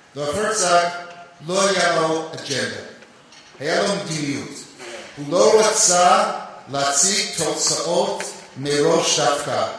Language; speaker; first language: Hebrew; non-native, fluent; English